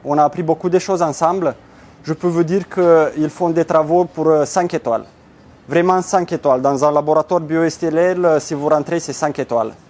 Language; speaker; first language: French; non-native, fluent; Romanian